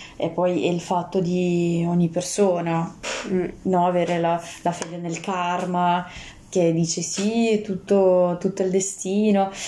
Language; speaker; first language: Italian; non-native, fluent; Russian